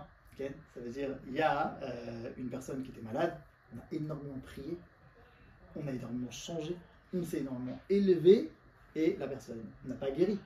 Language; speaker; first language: French; native; French